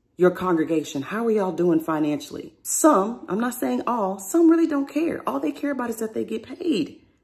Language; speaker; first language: English; native; English